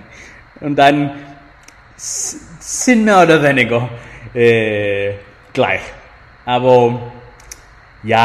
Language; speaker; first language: German; non-native, fluent; Spanish